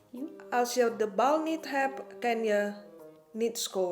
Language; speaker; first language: Dutch; non-native, learner; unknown